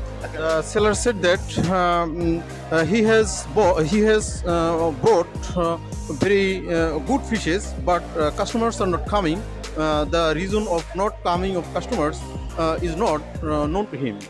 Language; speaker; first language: English; non-native, learner; Bangla